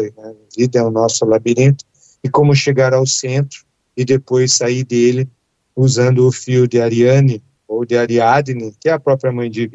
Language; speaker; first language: Portuguese; native; Portuguese